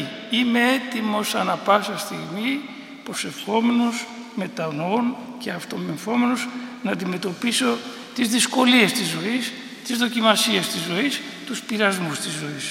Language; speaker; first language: Greek; native; Greek